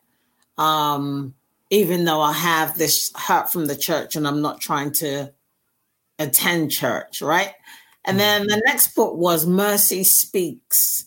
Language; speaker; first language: English; native; English